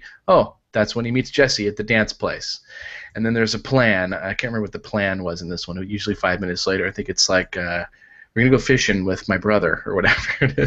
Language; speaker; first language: English; native; English